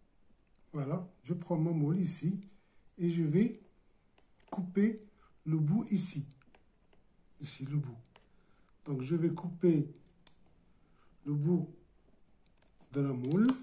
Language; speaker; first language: French; non-native, local second language; Arabic